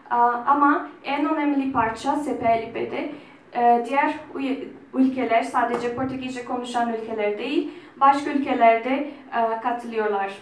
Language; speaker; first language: Turkish; non-native, fluent; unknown